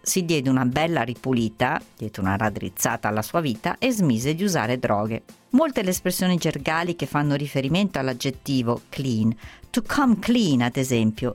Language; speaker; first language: Italian; native; Italian